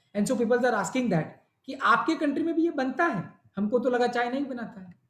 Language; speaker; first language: Hindi; non-native, local second language; Gujarati